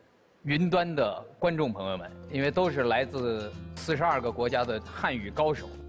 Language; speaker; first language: Chinese; native; Chinese